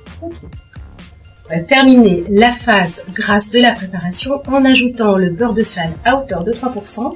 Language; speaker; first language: French; native; French